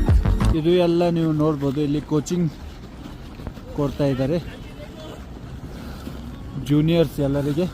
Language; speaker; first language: Kannada; non-native, local second language; Ladakhi